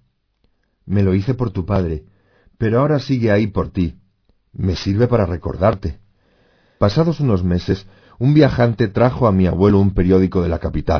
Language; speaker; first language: Spanish; native; Spanish